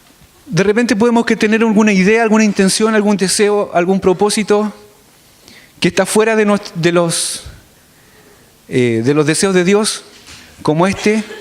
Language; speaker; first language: Spanish; native; Spanish